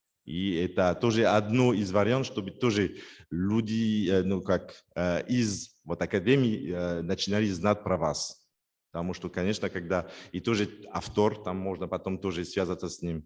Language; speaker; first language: Russian; non-native, fluent; French